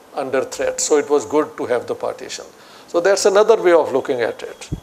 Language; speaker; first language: English; non-native, local second language; Punjabi